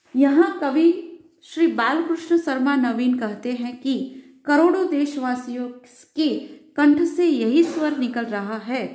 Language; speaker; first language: Hindi; non-native, local second language; Gujarati